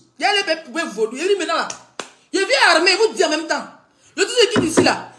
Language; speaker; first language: French; non-native, local second language; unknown